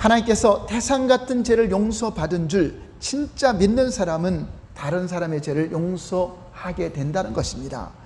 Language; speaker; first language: Korean; native; Korean